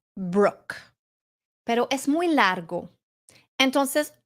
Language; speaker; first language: Spanish; non-native, learner; English